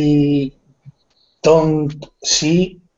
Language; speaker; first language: English; non-native, learner; Spanish